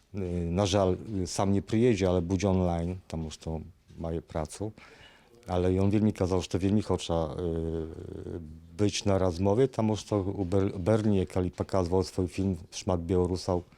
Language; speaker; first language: Polish; non-native, learner; Belarusian